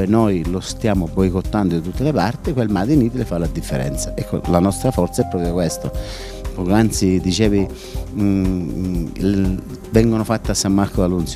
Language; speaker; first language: Italian; native; Italian